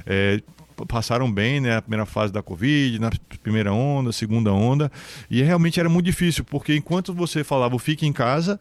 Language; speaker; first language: Portuguese; native; Portuguese